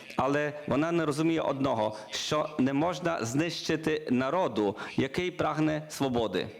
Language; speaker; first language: Ukrainian; non-native, learner; Polish